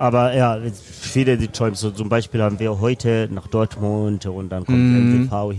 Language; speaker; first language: German; non-native, learner; Swahili